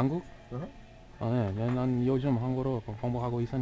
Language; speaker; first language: Korean; non-native, learner; English